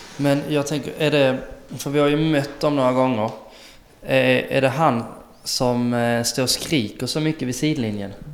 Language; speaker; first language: Swedish; native; Swedish